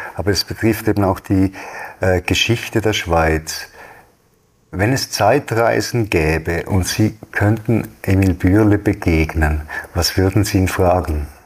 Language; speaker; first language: German; native; German